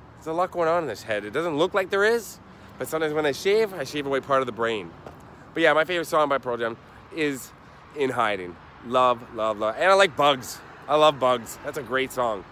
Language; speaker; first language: English; native; English